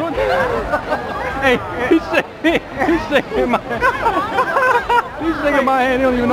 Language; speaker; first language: Chinese; non-native, learner; English